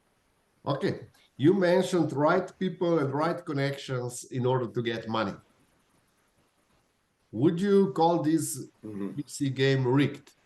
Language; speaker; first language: English; non-native, fluent; Slovenian